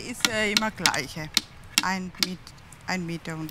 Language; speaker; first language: German; non-native, learner; Tamil